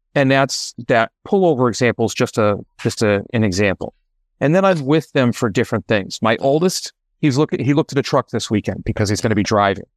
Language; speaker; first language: English; native; English